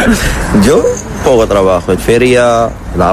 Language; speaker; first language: Spanish; non-native, learner; Arabic